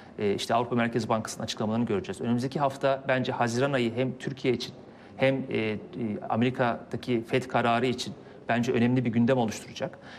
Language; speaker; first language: Turkish; native; Turkish